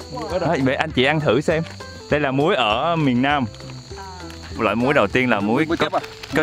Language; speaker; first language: Vietnamese; native; Vietnamese